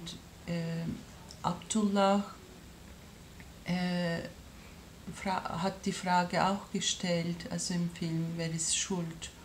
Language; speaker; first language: German; non-native, fluent; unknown